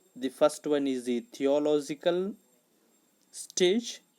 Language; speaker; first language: English; non-native, local second language; Kannada